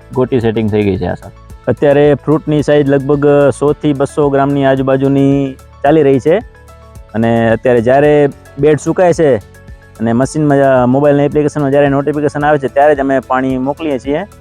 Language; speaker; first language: Gujarati; native; Gujarati